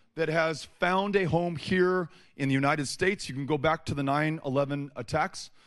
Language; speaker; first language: English; native; English